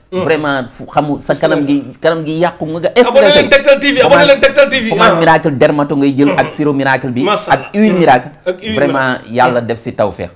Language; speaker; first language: Wolof; native; Wolof